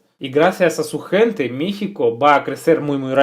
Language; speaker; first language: Spanish; non-native, fluent; Russian